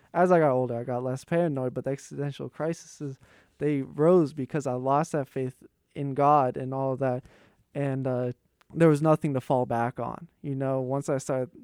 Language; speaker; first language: English; native; English